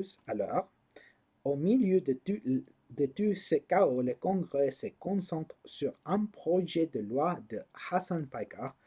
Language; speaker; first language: French; non-native, learner; English